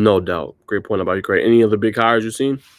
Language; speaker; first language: English; native; English